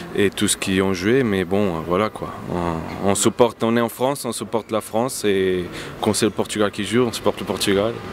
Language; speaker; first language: French; non-native, fluent; Portuguese